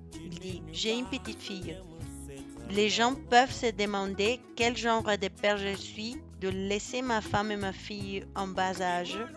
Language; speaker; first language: French; non-native, fluent; Spanish